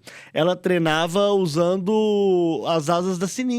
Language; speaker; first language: Portuguese; native; Portuguese